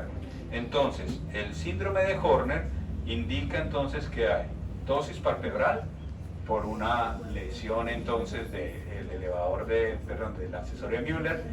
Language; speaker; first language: Spanish; native; Spanish